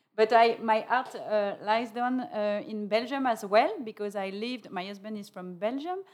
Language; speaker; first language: English; non-native, fluent; French